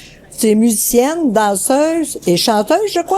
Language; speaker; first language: French; native; French